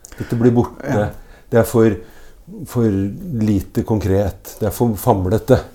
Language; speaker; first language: Norwegian; native; Norwegian